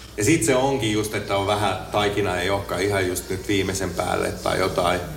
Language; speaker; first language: Finnish; native; Finnish